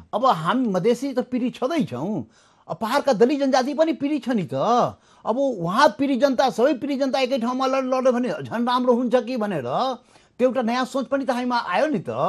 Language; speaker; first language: Nepali; non-native, local second language; Maithili